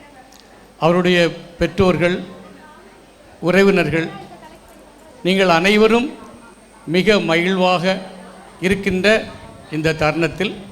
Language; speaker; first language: Tamil; native; Tamil